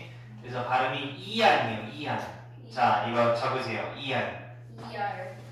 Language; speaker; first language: Korean; native; Korean